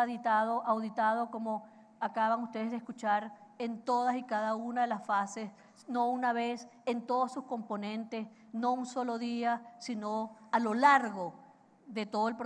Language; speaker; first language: Spanish; native; Spanish